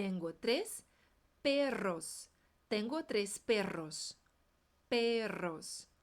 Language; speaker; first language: Spanish; non-native, fluent; Portuguese